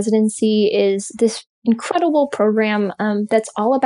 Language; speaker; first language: English; native; English